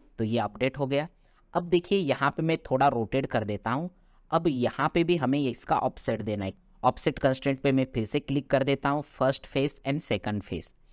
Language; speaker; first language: Hindi; non-native, local second language; Marathi